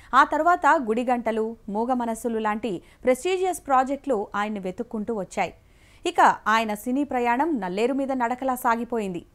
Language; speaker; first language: Telugu; native; Telugu